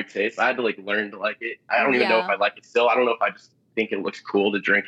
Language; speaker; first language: English; native; English